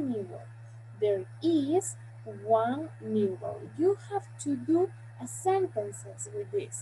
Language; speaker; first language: English; non-native, fluent; Spanish